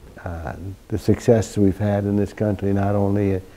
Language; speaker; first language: English; early bilingual, other home language; German